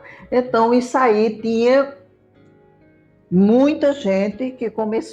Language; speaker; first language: Portuguese; native; Portuguese